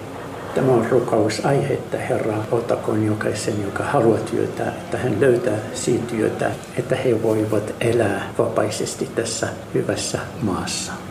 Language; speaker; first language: Finnish; non-native, fluent; Arabic